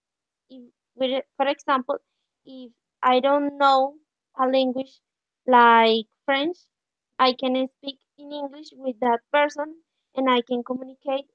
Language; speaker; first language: English; non-native, learner; Spanish